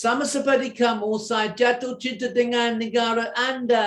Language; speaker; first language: Indonesian; non-native, fluent; English